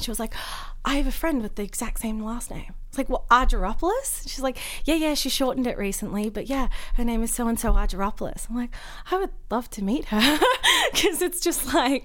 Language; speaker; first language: English; native; English